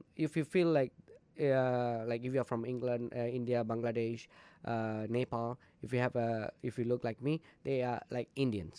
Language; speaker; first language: English; non-native, local second language; Tamil